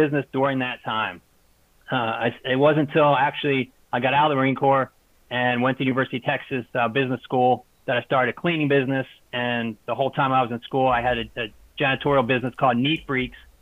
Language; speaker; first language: English; native; English